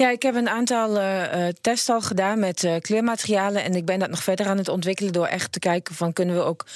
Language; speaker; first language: Dutch; native; Dutch